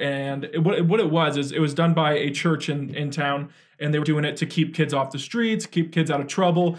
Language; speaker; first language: English; native; English